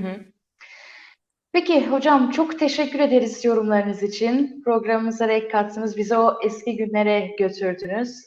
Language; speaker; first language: Turkish; native; Turkish